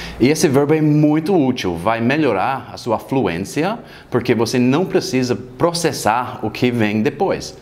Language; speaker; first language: Portuguese; non-native, fluent; English